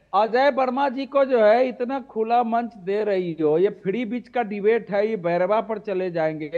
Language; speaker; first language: Hindi; native; Hindi